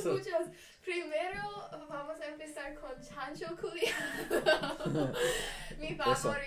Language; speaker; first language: Spanish; non-native, learner; English